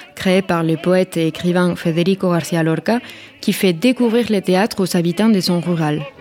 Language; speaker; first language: French; non-native, fluent; Spanish